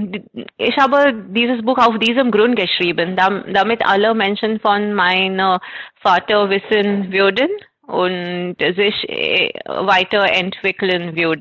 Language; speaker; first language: German; non-native, fluent; Marathi